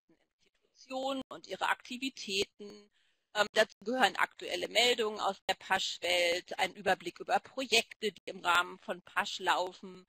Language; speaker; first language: German; native; German